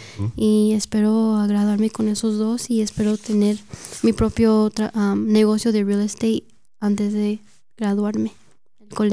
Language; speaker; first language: Spanish; early bilingual, heritage; Spanish